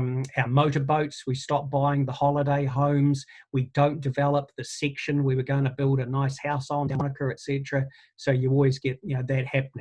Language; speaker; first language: English; native; English